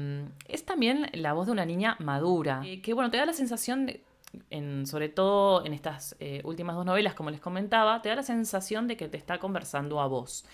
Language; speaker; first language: Spanish; native; Spanish